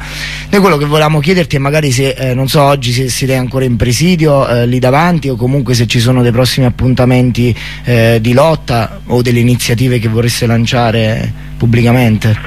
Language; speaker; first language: Italian; native; Italian